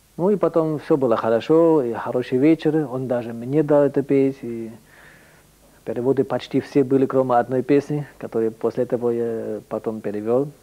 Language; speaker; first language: Russian; non-native, fluent; German